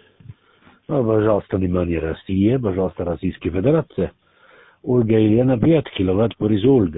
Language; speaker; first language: Russian; non-native, learner; German